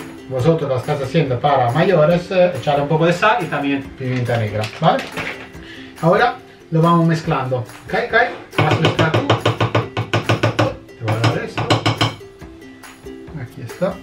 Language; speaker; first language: Spanish; non-native, fluent; Italian